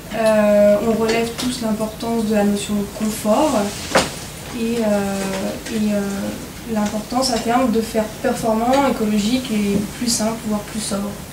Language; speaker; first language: French; native; French